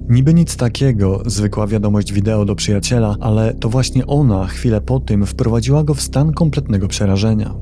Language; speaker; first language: Polish; native; Polish